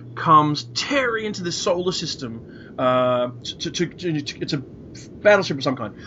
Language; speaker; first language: English; native; English